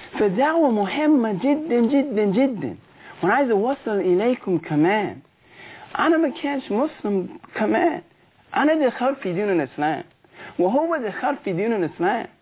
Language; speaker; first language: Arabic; non-native, learner; English